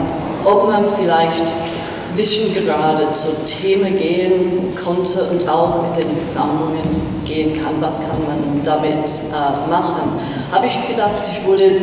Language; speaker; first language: German; non-native, fluent; English